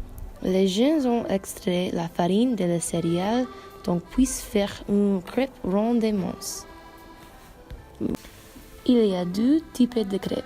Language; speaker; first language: French; non-native, learner; English